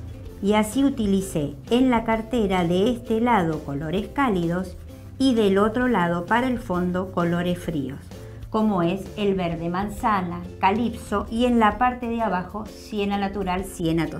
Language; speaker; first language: Spanish; native; Spanish